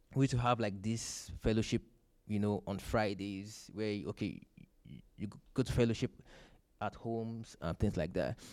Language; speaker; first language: English; non-native, local second language; Yoruba